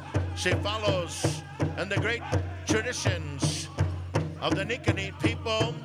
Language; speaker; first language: English; native; English